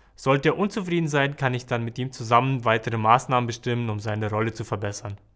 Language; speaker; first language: German; native; German